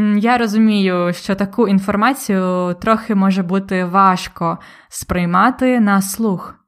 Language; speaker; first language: Ukrainian; native; Ukrainian